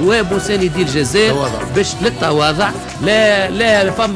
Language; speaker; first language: Arabic; native; Arabic